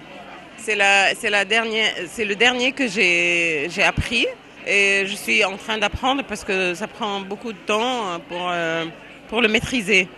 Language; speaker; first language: French; non-native, fluent; Arabic